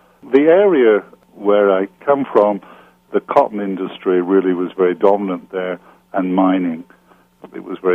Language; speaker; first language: English; native; English